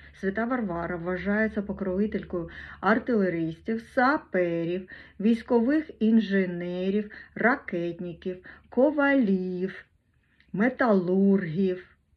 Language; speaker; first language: Ukrainian; non-native, local second language; Russian